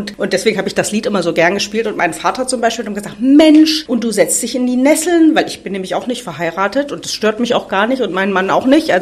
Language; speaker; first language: German; native; German